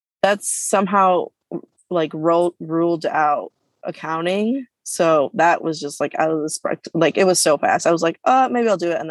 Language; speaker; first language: English; native; English